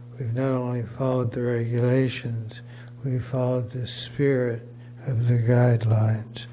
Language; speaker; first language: English; native; English